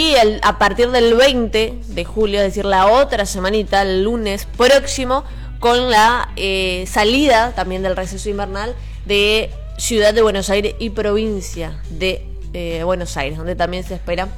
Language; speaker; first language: Spanish; native; Spanish